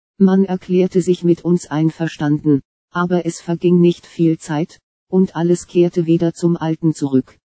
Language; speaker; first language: German; native; German